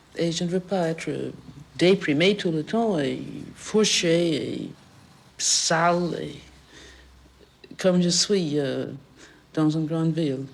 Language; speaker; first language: French; non-native, fluent; English